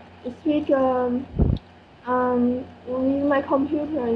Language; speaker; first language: English; non-native, learner; French